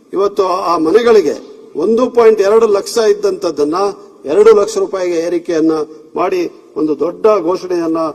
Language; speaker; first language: Kannada; non-native, local second language; Kodava